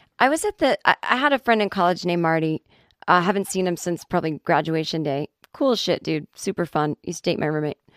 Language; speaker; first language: English; native; English